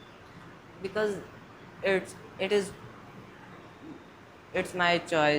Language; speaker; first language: English; non-native, learner; Hindi